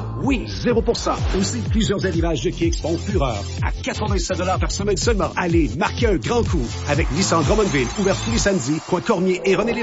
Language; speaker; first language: French; native; French